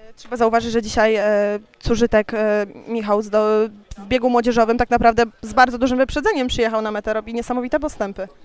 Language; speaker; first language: Polish; native; Polish